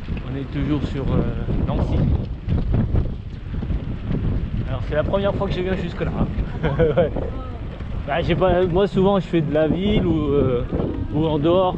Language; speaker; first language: French; native; French